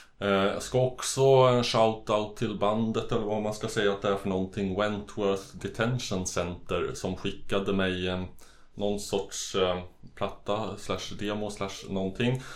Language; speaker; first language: Swedish; native; Swedish